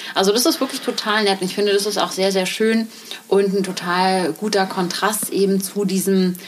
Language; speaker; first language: German; native; German